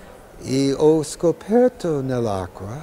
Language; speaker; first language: Italian; non-native, learner; English